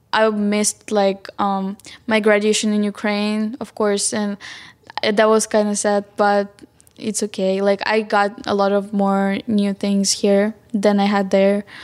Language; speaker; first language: English; non-native, fluent; Ukrainian